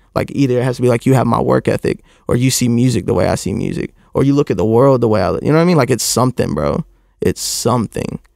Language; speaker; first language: English; native; English